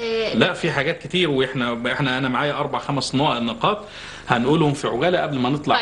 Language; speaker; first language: Arabic; native; Arabic